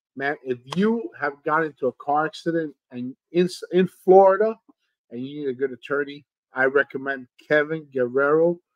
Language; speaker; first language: English; early bilingual, other home language; Spanish